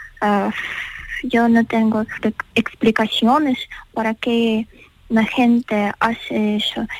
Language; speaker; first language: Spanish; non-native, learner; Ukrainian